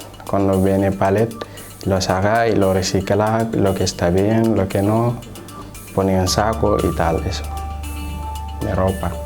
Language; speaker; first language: Spanish; non-native, learner; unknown